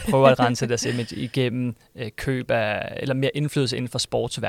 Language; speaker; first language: Danish; native; Danish